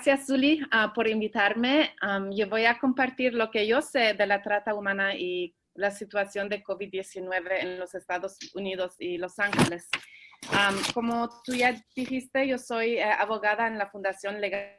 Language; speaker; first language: Spanish; early bilingual, heritage; Spanish